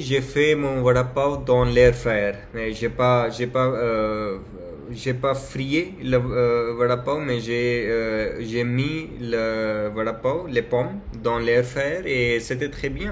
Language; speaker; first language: French; non-native, learner; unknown